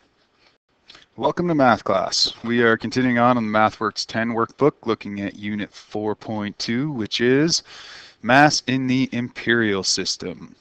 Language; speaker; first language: English; native; English